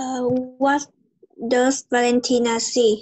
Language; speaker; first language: English; non-native, learner; Vietnamese